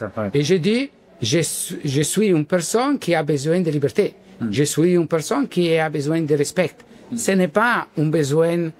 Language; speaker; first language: French; non-native, learner; Italian